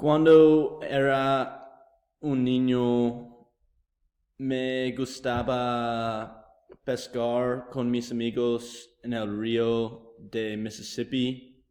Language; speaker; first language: Spanish; non-native, learner; English